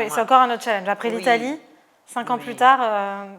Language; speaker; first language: French; native; French